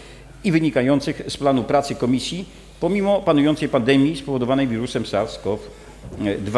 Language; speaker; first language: Polish; native; Polish